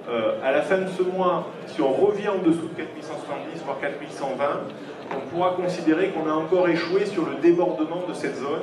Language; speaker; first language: French; native; French